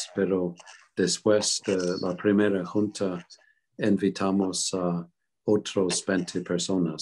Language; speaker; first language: Spanish; non-native, fluent; English